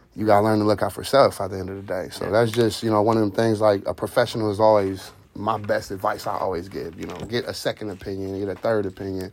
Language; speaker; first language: English; native; English